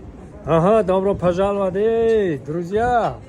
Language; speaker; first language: Russian; non-native, local second language; Tajik